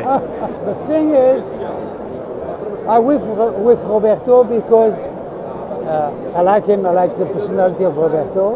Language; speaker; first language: English; non-native, fluent; French